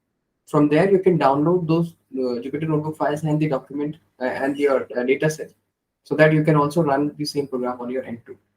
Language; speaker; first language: English; non-native, local second language; Hindi